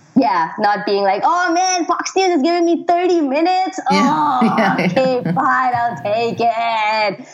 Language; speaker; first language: English; non-native, local second language; Urdu